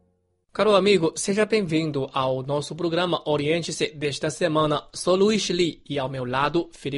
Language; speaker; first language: Portuguese; non-native, fluent; Chinese